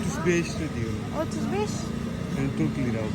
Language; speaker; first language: Turkish; non-native, learner; Urdu